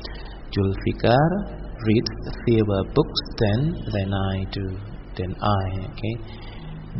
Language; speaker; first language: English; non-native, local second language; Indonesian